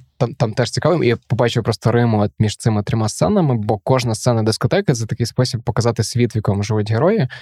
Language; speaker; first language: Ukrainian; native; Ukrainian